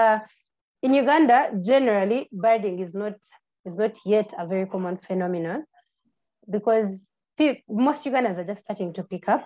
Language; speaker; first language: English; non-native, local second language; Ganda